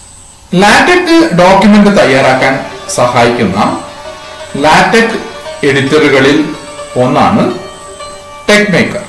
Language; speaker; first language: Malayalam; native; Malayalam